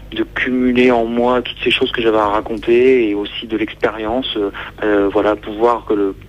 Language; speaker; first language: French; native; French